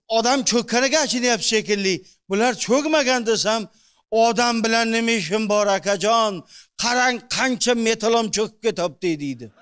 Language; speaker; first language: Uzbek; native; Uzbek